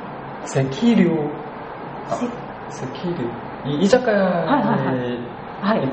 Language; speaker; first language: Japanese; non-native, learner; Korean